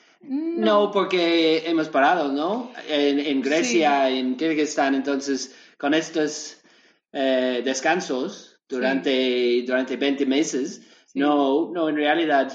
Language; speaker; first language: Spanish; non-native, learner; English